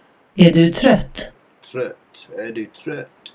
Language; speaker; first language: Swedish; non-native, learner; English